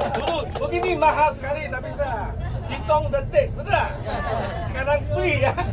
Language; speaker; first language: Malay; non-native, local second language; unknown